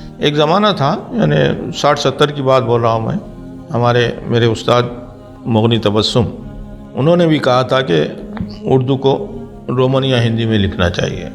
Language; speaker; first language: Urdu; native; Urdu